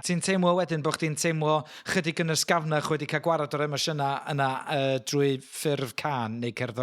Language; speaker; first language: Welsh; native; Welsh